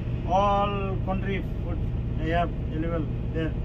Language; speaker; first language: English; non-native, learner; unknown